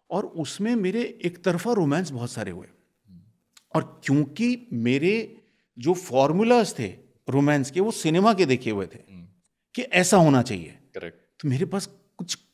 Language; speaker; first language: Hindi; native; Hindi